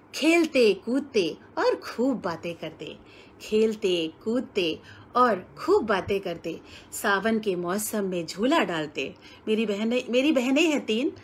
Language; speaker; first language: Hindi; native; Hindi